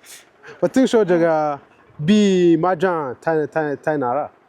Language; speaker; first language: Chinese; non-native, learner; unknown